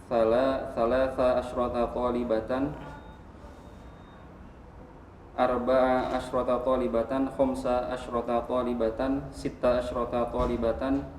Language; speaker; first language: Arabic; non-native, learner; Indonesian